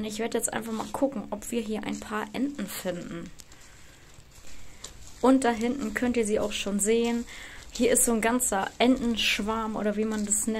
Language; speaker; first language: German; native; German